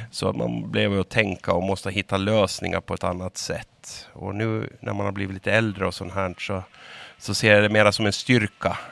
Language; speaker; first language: Swedish; native; Swedish